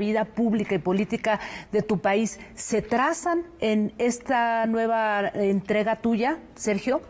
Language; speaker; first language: Spanish; native; Spanish